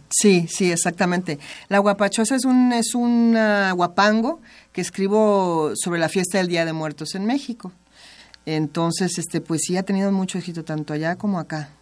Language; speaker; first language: Spanish; native; Spanish